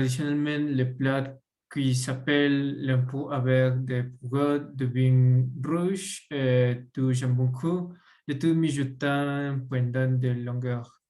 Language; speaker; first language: French; non-native, learner; Spanish